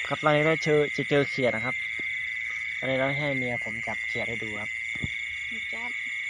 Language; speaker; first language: Thai; native; Thai